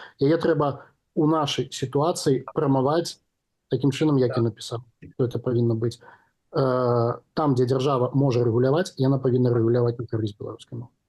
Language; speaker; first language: Belarusian; non-native, local second language; Russian